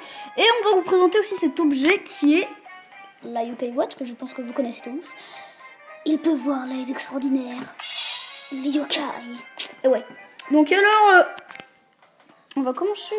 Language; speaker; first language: French; native; French